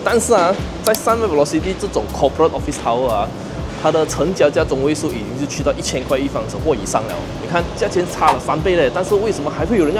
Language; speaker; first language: Chinese; native; Chinese